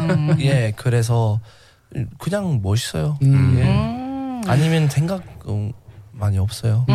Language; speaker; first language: Korean; non-native, learner; English